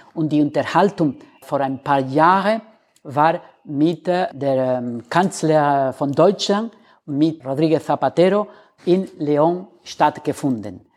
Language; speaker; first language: German; non-native, fluent; Spanish